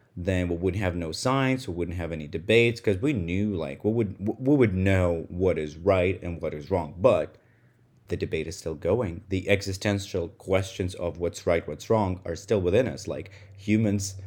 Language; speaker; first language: English; non-native, fluent; Russian